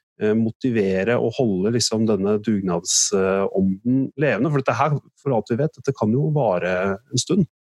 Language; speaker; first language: Norwegian; native; Norwegian